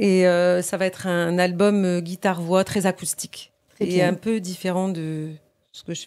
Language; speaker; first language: French; native; French